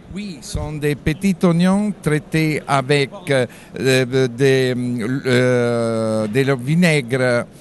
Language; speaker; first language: French; non-native, fluent; Italian